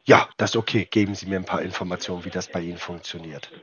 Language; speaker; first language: German; native; German